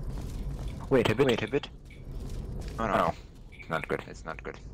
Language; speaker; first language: English; non-native, learner; German